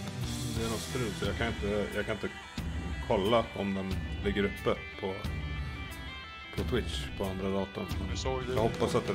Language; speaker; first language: Swedish; native; Swedish